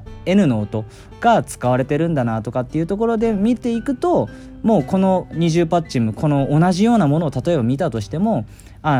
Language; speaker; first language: Japanese; native; Japanese